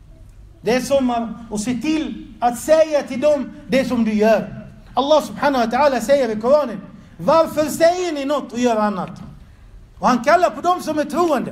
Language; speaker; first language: Swedish; non-native, fluent; Arabic